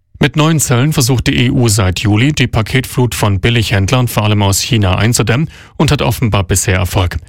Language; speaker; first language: German; native; German